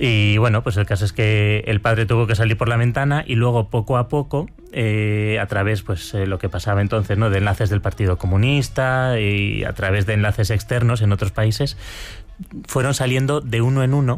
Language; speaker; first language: Spanish; native; Spanish